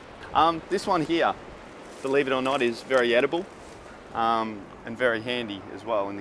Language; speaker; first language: English; native; English